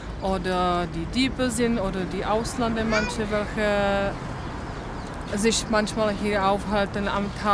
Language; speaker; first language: German; non-native, learner; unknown